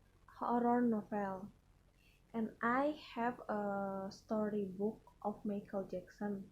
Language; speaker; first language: English; non-native, learner; Indonesian